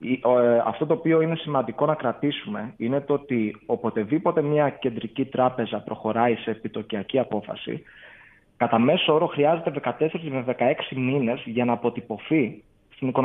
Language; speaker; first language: Greek; native; Greek